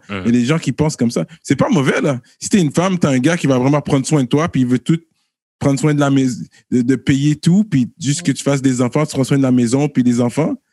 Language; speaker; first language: French; early bilingual, other home language; Haitian Creole